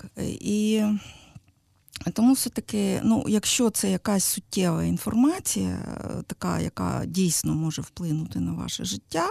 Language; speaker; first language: Ukrainian; native; Ukrainian